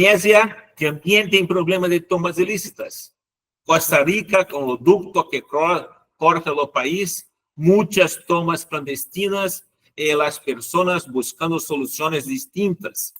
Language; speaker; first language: Spanish; non-native, learner; Portuguese